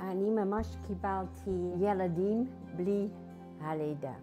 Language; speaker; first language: Hebrew; non-native, learner; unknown